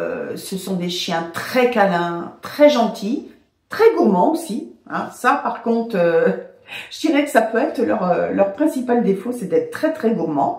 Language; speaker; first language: French; native; French